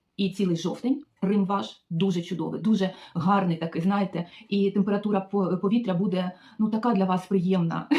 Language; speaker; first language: Ukrainian; native; Ukrainian